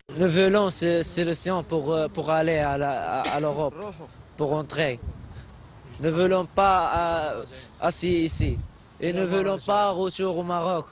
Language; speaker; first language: French; non-native, learner; Arabic